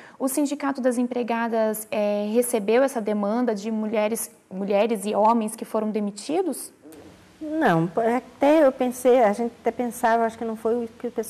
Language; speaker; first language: Portuguese; native; Portuguese